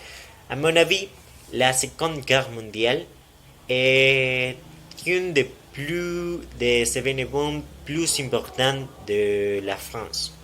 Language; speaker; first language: French; non-native, learner; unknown